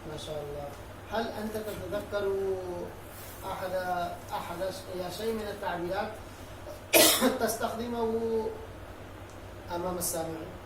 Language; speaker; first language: Arabic; non-native, fluent; Urdu